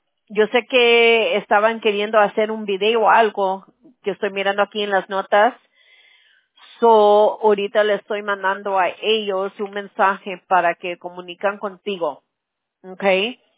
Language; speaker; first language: Spanish; early bilingual, other home language; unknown